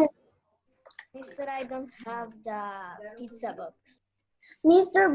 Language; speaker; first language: English; non-native, learner; Spanish